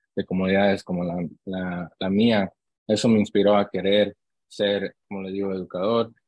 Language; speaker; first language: Spanish; early bilingual, heritage; Spanish